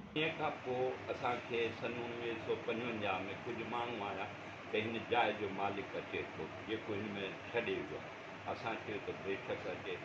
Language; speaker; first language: Sindhi; non-native, local second language; Urdu